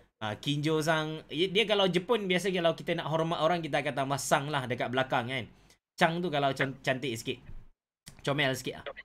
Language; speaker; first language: Malay; native; Malay